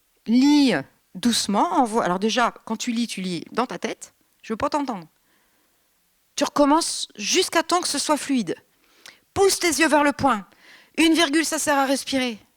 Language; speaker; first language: French; native; French